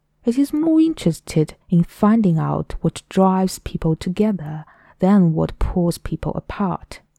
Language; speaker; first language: English; non-native, fluent; Chinese